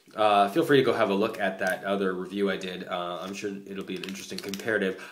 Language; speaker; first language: English; native; English